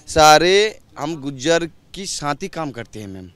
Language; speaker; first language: Hindi; non-native, local second language; Bangla